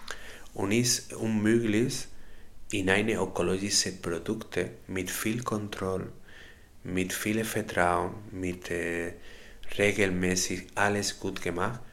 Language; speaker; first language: German; non-native, learner; Spanish